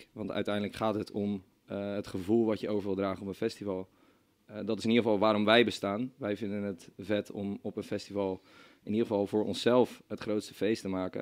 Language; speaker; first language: Dutch; native; Dutch